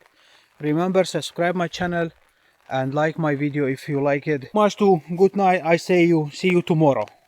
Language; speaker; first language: English; non-native, learner; Finnish